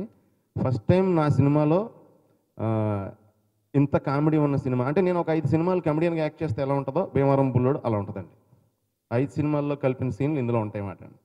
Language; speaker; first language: Telugu; native; Telugu